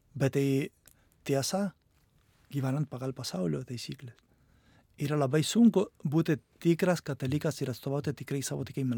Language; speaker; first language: Lithuanian; non-native, fluent; Spanish